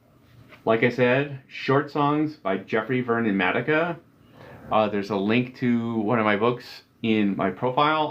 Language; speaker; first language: English; native; English